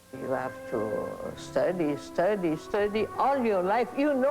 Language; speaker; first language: English; non-native, learner; Italian